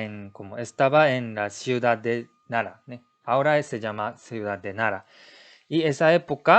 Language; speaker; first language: Spanish; non-native, learner; Japanese